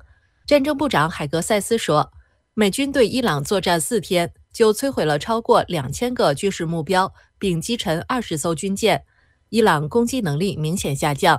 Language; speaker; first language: Chinese; native; Chinese